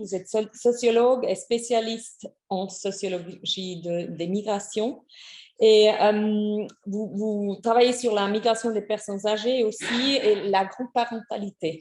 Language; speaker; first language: French; non-native, fluent; German